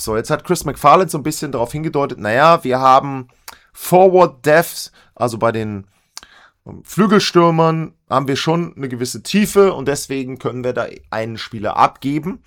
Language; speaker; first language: German; native; German